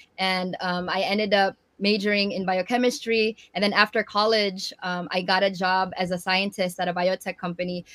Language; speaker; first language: English; early bilingual, other home language; Waray